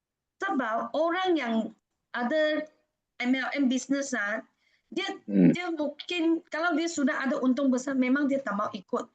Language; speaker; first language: Indonesian; non-native, fluent; Malay